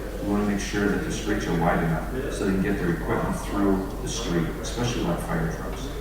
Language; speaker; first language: English; native; English